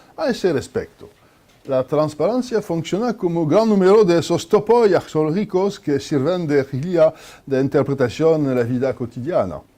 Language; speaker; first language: Spanish; non-native, fluent; French